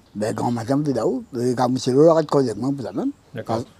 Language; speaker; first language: French; non-native, local second language; Réunion Creole French